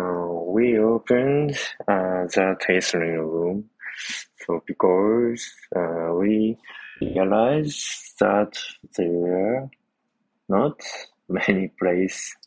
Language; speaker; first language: English; non-native, learner; Japanese